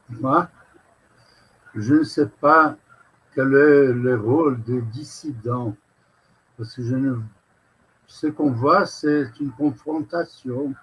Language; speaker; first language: French; non-native, fluent; Portuguese